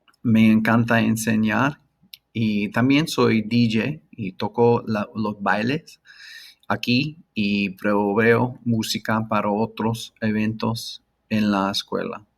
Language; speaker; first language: Spanish; non-native, learner; English